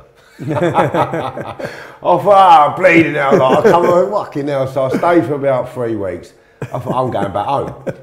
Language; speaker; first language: English; native; English